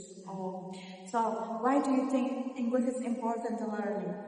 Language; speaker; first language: English; non-native, learner; Indonesian